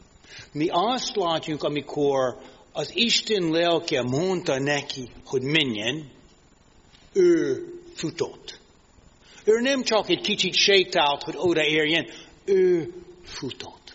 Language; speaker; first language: Hungarian; non-native, fluent; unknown